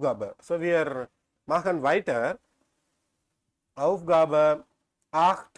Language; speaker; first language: German; non-native, learner; Tamil